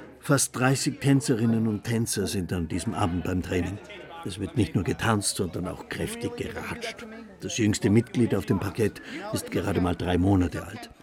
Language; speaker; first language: German; native; German